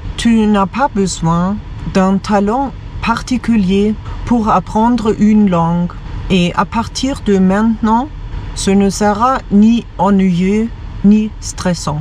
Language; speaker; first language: French; non-native, fluent; German